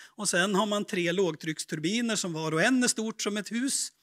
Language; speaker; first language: Swedish; native; Swedish